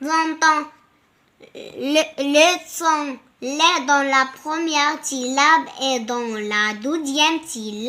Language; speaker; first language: French; non-native, learner; Arabic